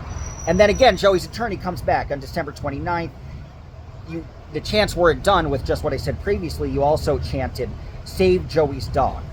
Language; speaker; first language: English; native; English